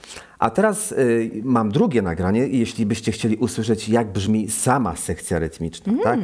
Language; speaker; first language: Polish; native; Polish